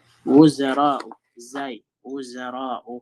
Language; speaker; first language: Arabic; non-native, fluent; Filipino